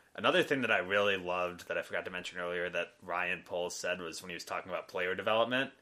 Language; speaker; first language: English; native; English